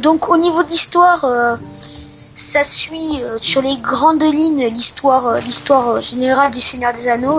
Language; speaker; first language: French; native; French